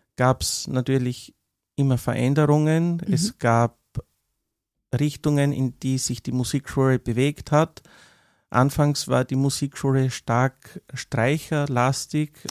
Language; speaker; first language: German; native; German